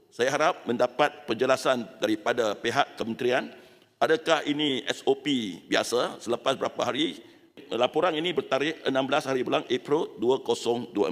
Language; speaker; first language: Malay; non-native, local second language; Chinese